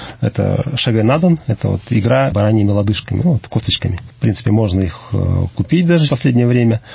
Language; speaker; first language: Russian; native; Russian